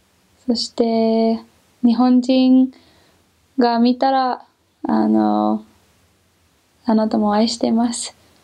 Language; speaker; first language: Japanese; non-native, fluent; English